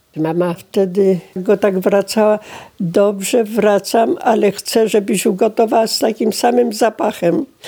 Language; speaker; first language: Polish; native; Polish